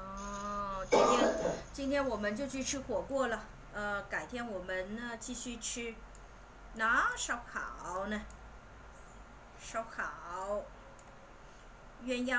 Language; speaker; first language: Chinese; non-native, fluent; Vietnamese